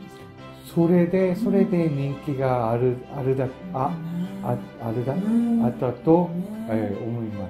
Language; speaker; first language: Japanese; non-native, learner; Korean